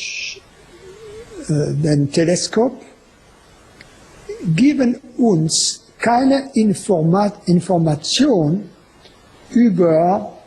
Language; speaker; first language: German; non-native, fluent; French